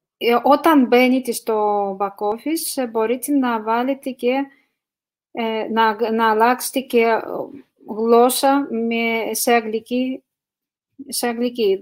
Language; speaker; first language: Greek; non-native, fluent; Russian